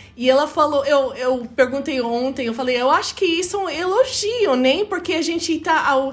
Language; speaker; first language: Portuguese; non-native, fluent; English